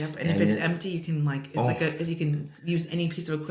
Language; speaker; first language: English; native; English